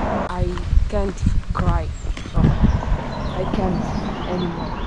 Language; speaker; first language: English; non-native, learner; Russian